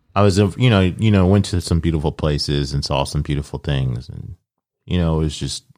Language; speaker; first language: English; early bilingual, other home language; Yoruba